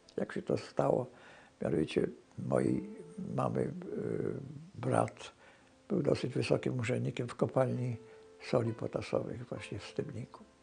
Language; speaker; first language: Polish; native; Polish